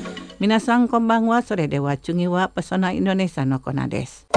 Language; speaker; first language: Japanese; non-native, fluent; Indonesian